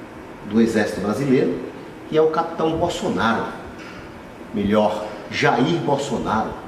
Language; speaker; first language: Portuguese; native; Portuguese